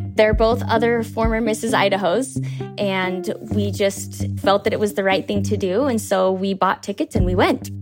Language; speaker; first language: English; native; English